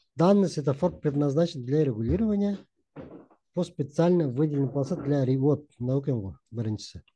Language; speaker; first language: Russian; non-native, local second language; Kazakh